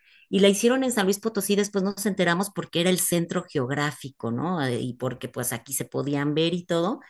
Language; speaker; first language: Spanish; native; Spanish